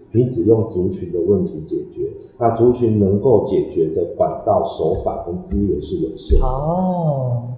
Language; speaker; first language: Chinese; native; Chinese